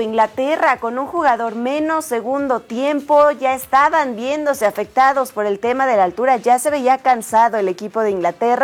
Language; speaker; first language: Spanish; native; Spanish